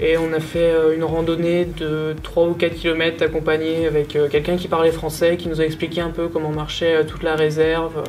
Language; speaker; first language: French; native; French